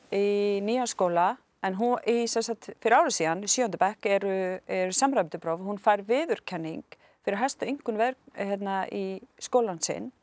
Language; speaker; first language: Icelandic; non-native, fluent; Arabic